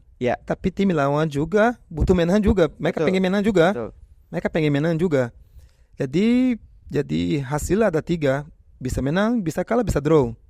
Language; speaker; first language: Indonesian; non-native, fluent; Portuguese